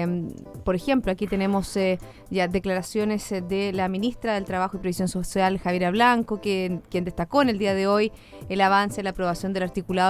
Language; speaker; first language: Spanish; native; Spanish